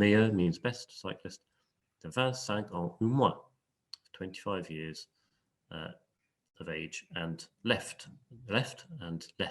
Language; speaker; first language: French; non-native, fluent; English